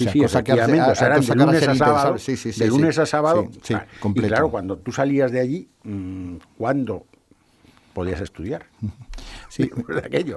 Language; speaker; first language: Spanish; native; Spanish